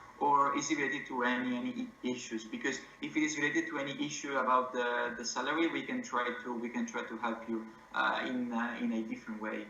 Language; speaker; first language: English; non-native, fluent; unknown